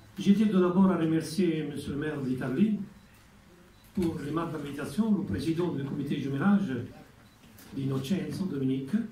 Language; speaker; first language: French; non-native, fluent; Italian